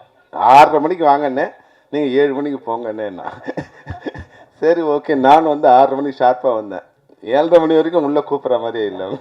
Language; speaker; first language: Tamil; native; Tamil